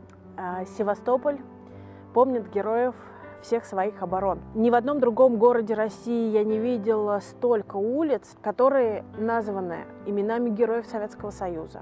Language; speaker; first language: Russian; native; Russian